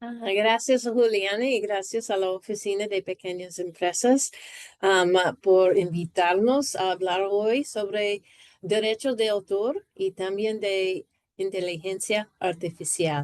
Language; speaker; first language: Spanish; non-native, learner; English